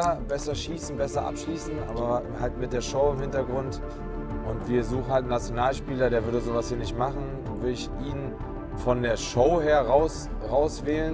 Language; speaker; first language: German; native; German